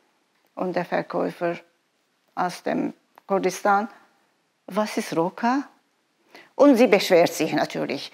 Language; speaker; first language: German; non-native, fluent; Turkish